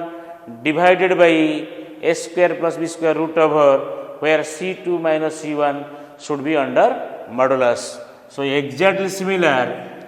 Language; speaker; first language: English; non-native, local second language; Odia